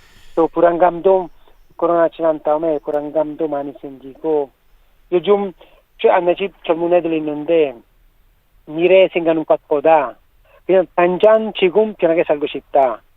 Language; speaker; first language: Korean; non-native, learner; Italian